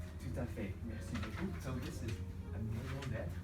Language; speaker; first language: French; non-native, fluent; English